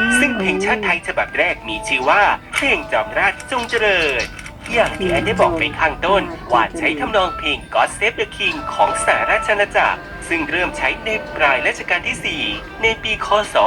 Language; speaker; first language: Thai; native; Thai